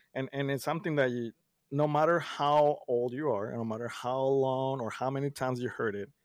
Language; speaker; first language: English; early bilingual, other home language; Spanish